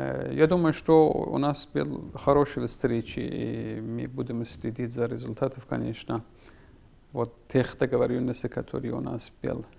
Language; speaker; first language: Russian; non-native, fluent; Persian